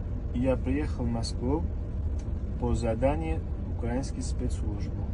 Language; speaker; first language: Russian; non-native, learner; Uzbek